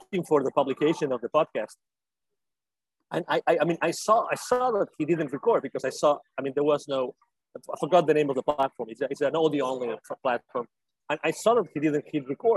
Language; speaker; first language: English; non-native, fluent; Spanish